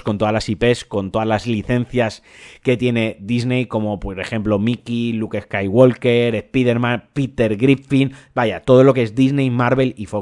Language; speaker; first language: Spanish; native; Spanish